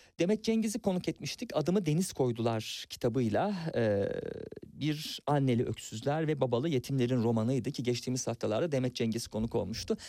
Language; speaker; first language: Turkish; native; Turkish